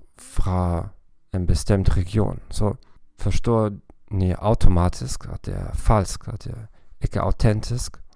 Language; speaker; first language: Norwegian; non-native, learner; German